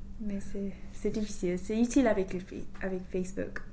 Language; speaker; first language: French; non-native, learner; English